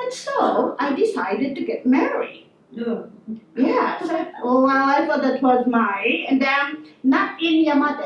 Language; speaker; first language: English; non-native, local second language; Filipino